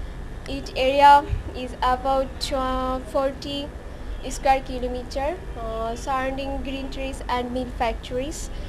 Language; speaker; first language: English; non-native, learner; Bangla